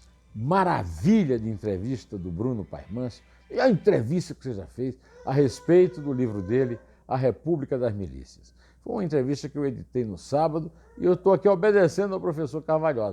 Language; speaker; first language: Portuguese; native; Portuguese